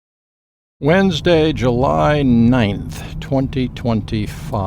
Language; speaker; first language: English; native; English